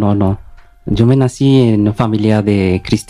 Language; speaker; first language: Spanish; non-native, learner; Bangla